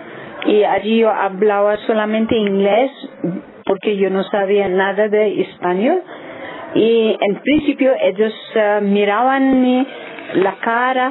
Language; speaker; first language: Spanish; non-native, learner; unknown